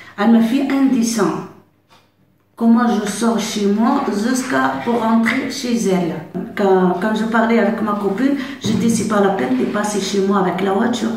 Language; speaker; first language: French; non-native, learner; Arabic